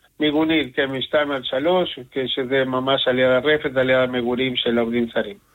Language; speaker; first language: Hebrew; non-native, fluent; Spanish